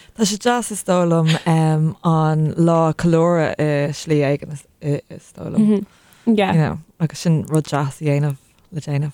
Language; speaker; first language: Irish; non-native, local second language; English